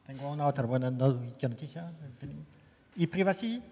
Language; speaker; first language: Spanish; non-native, learner; French